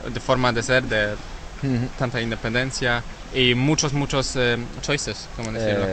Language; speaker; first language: Spanish; non-native, learner; Polish